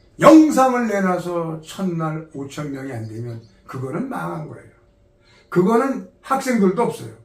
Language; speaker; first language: Korean; native; Korean